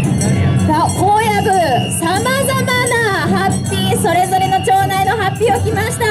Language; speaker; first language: Japanese; native; Japanese